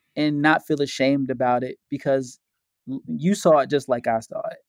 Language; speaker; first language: English; native; English